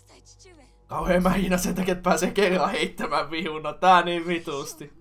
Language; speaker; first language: Finnish; native; Finnish